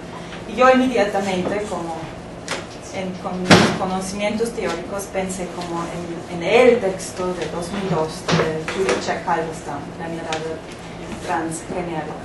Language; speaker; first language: Spanish; non-native, fluent; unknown